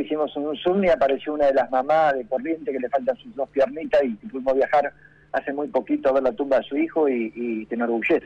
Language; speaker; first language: Spanish; native; Spanish